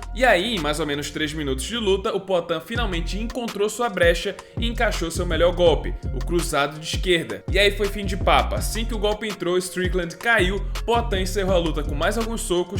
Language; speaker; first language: Portuguese; native; Portuguese